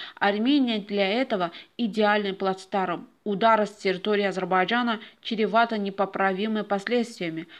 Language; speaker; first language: Russian; non-native, local second language; Azerbaijani